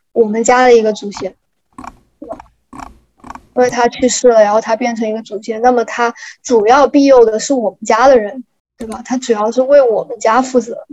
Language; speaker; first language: Chinese; native; Chinese